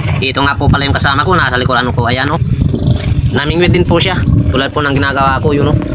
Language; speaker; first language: Filipino; non-native, local second language; Cebuano